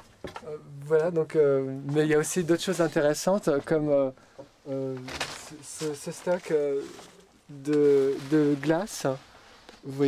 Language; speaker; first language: French; native; French